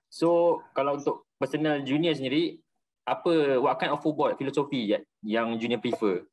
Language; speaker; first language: Malay; native; Malay